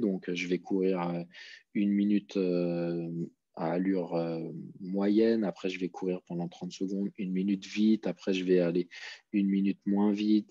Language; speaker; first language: French; native; French